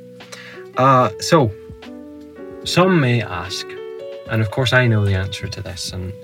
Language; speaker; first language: English; native; English